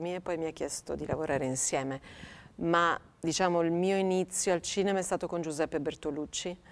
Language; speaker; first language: Italian; native; Italian